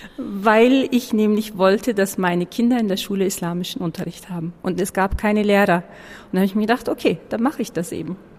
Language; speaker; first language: German; early bilingual, other home language; Turkish